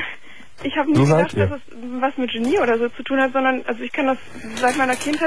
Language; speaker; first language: German; native; German